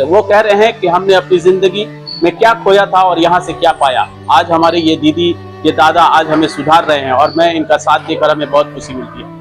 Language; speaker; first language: Hindi; native; Hindi